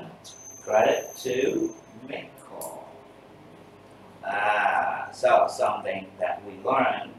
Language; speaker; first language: English; non-native, fluent; Vietnamese